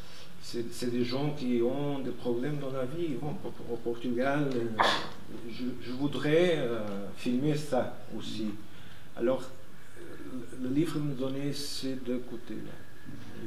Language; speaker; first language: French; non-native, fluent; Portuguese